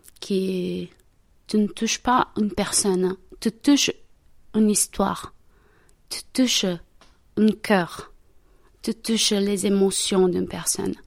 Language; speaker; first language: French; non-native, learner; Portuguese